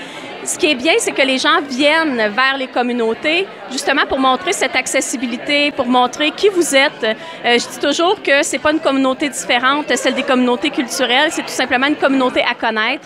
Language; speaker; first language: French; native; French